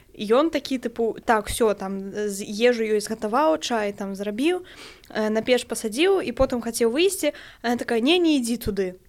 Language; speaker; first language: Belarusian; non-native, local second language; Russian